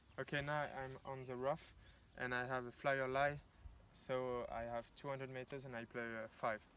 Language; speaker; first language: English; non-native, learner; French